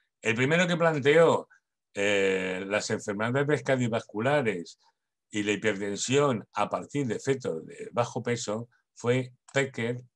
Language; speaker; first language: Spanish; native; Spanish